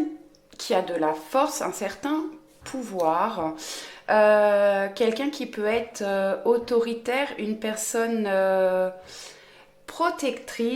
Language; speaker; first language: French; native; French